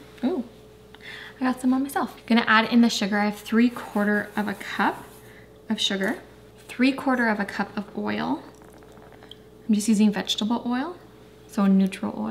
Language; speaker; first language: English; native; English